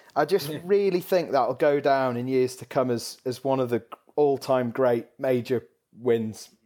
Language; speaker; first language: English; native; English